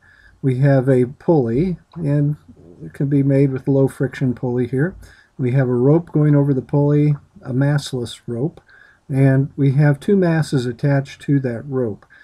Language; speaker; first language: English; native; English